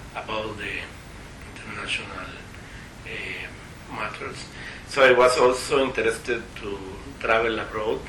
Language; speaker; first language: English; non-native, fluent; Spanish